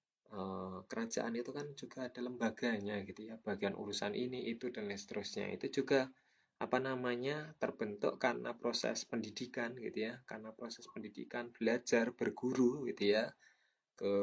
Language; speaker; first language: Indonesian; native; Indonesian